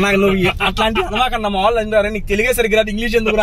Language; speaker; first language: Telugu; native; Telugu